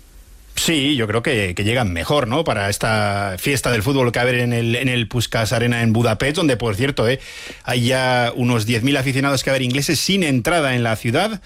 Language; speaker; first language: Spanish; native; Spanish